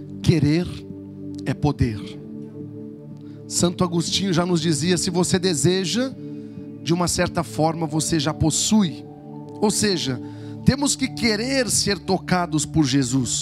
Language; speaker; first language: Portuguese; native; Portuguese